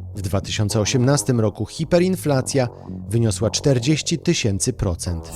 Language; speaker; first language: Polish; native; Polish